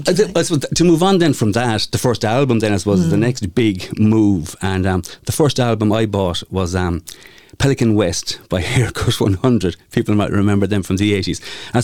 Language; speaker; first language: English; native; English